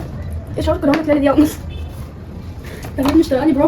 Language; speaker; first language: Arabic; native; Arabic